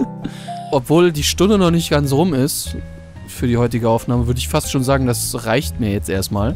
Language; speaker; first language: German; native; German